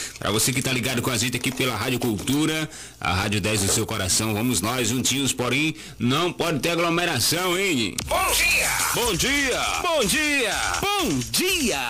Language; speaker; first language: Portuguese; native; Portuguese